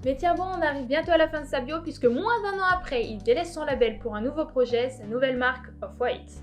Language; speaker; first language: French; native; French